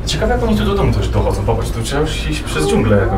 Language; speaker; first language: Polish; native; Polish